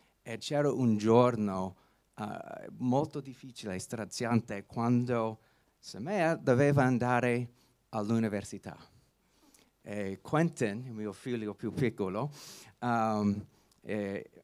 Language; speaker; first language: Italian; non-native, learner; English